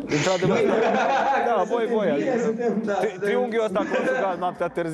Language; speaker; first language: Romanian; native; Romanian